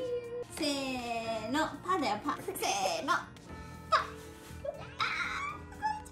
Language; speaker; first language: Japanese; native; Japanese